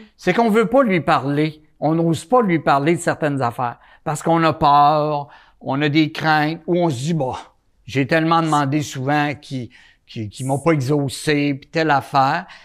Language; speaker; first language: French; native; French